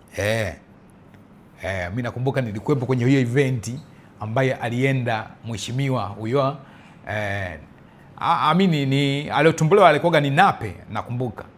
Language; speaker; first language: Swahili; early bilingual, heritage; Swahili